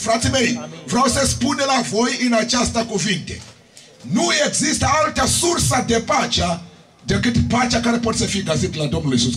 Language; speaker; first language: Romanian; non-native, learner; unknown